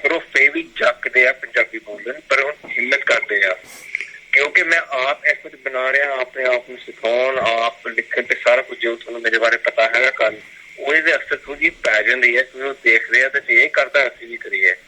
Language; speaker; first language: Punjabi; early bilingual, heritage; Punjabi